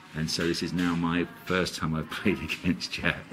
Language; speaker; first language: English; native; English